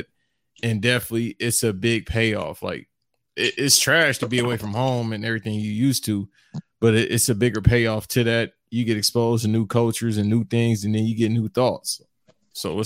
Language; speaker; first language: English; native; English